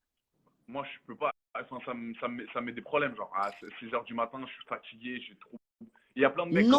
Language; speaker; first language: French; native; French